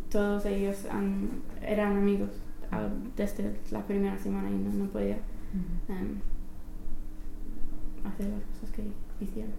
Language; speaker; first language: Spanish; non-native, learner; English